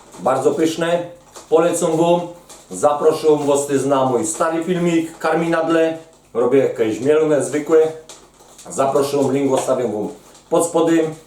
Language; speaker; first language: Polish; native; Polish